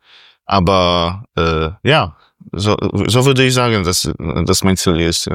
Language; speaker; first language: German; non-native, fluent; Polish